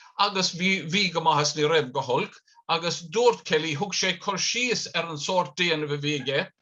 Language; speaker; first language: Irish; native; Irish